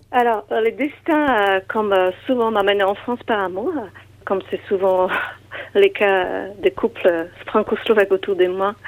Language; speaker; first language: French; non-native, fluent; Slovak